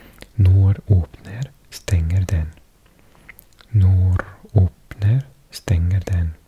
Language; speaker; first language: Danish; non-native, learner; English